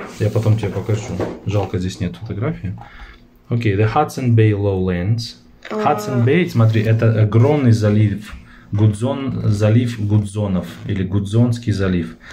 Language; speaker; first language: Russian; native; Russian